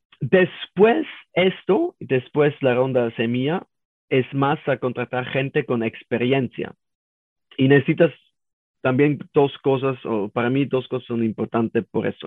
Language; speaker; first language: Spanish; non-native, learner; German